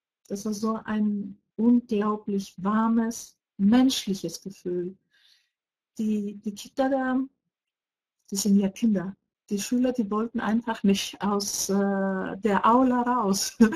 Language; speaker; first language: German; non-native, fluent; Greek